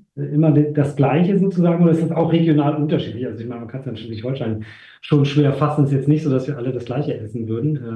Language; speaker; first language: German; native; German